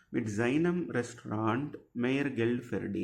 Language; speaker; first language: German; non-native, fluent; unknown